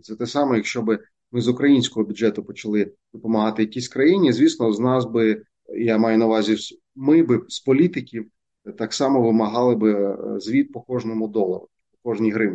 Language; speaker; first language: Ukrainian; native; Ukrainian